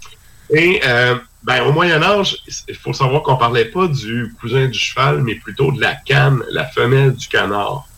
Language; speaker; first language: French; native; French